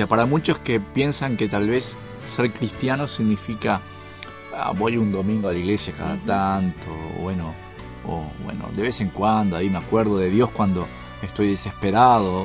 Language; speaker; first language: Spanish; native; Spanish